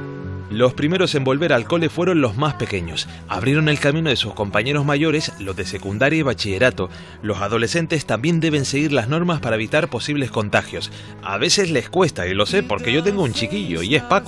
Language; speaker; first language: Spanish; native; Spanish